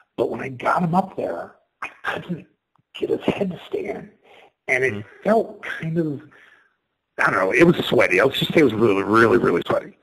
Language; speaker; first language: English; native; English